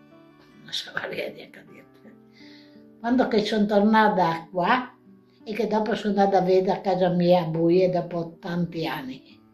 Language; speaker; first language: Italian; non-native, local second language; Venetian